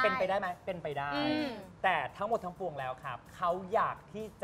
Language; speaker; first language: Thai; native; Thai